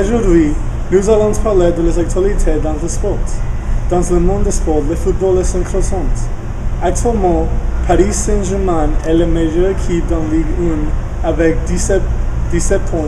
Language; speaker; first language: French; non-native, learner; English